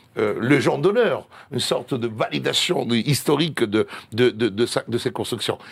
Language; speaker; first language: French; non-native, fluent; Italian